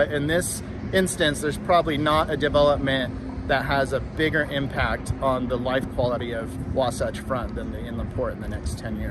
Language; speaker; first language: English; native; English